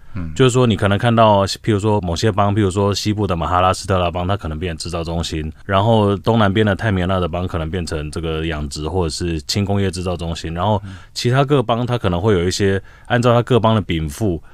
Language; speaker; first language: Chinese; native; Chinese